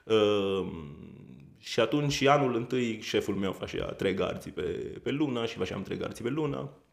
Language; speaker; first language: Romanian; non-native, fluent; Italian